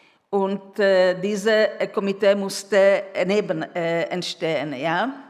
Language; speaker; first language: German; non-native, fluent; Czech